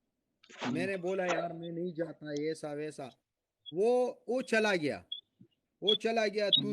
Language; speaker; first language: Hindi; non-native, local second language; Pashto